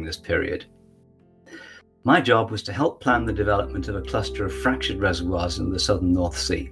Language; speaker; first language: English; native; English